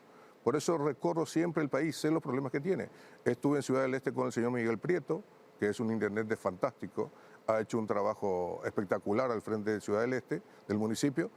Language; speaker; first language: Spanish; native; Spanish